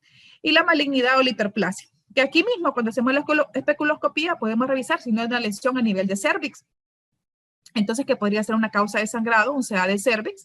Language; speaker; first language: Spanish; native; Spanish